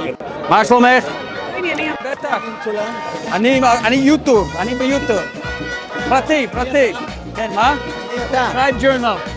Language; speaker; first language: Hebrew; non-native, learner; English